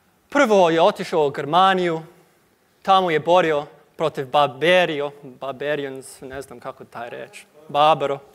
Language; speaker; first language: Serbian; non-native, learner; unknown